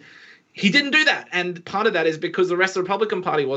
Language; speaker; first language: English; native; English